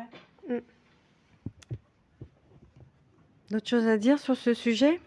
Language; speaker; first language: French; native; French